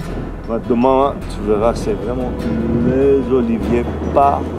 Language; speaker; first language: French; non-native, fluent; Greek